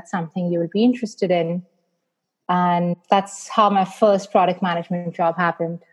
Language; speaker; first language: English; non-native, local second language; Hindi